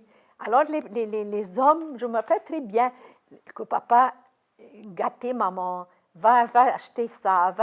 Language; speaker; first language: French; non-native, fluent; Arabic